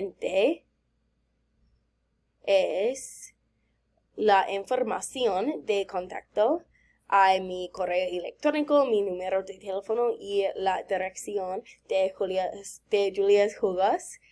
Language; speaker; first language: Spanish; non-native, learner; English